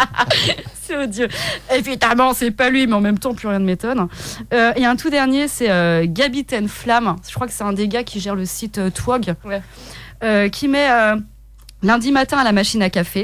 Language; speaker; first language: French; native; French